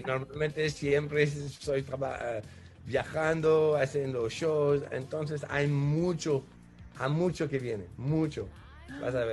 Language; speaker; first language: Spanish; non-native, fluent; French